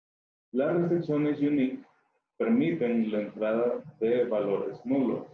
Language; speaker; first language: Spanish; native; Spanish